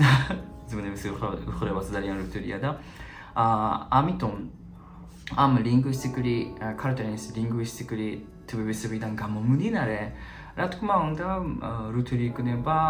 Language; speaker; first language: Georgian; non-native, fluent; Japanese